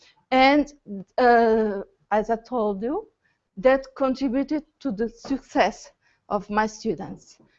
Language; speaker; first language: English; non-native, learner; Portuguese